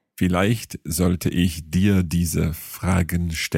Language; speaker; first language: German; non-native, learner; English